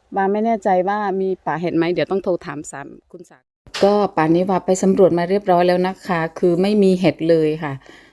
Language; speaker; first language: Thai; non-native, local second language; Northern Khmer